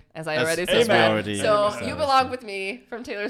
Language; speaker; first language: English; non-native, fluent; Portuguese